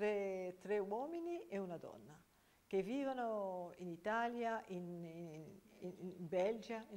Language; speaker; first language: Italian; non-native, fluent; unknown